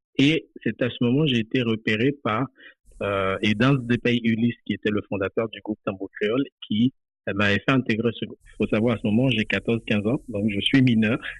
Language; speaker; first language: French; non-native, local second language; Haitian Creole